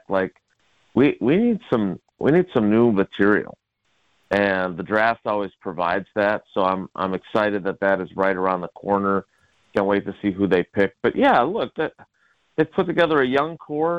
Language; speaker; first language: English; native; English